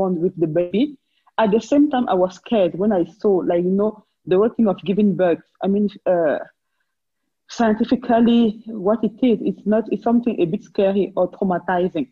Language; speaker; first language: English; non-native, local second language; French